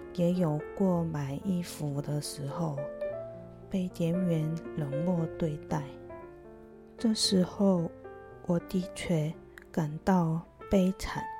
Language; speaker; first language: Chinese; non-native, fluent; Korean